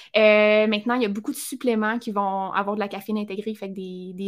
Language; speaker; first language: French; native; French